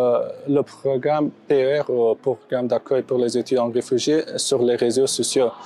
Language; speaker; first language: French; non-native, fluent; Persian